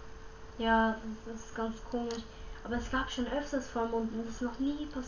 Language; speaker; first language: German; native; German